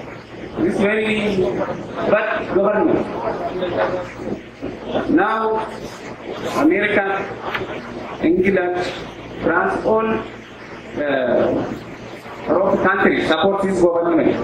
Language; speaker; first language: English; non-native, learner; Oromo